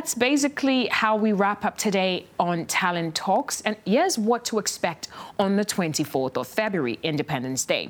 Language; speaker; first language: English; non-native, local second language; Akan